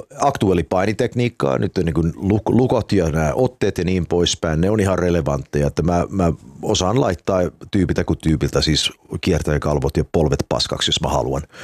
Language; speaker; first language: Finnish; early bilingual, heritage; Finnish